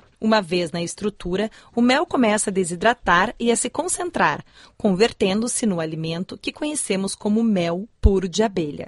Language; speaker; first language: Portuguese; native; Portuguese